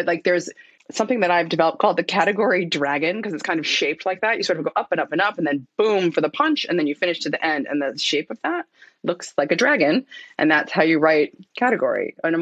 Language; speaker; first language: English; native; English